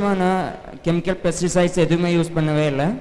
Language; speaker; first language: Tamil; non-native, learner; Malayalam